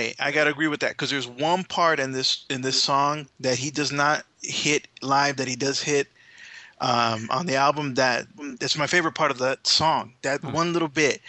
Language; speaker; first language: English; native; English